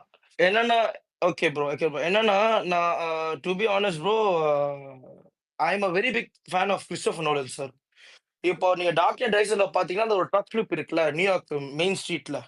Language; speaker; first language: Tamil; native; Tamil